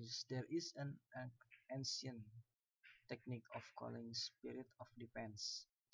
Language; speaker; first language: English; non-native, learner; Sundanese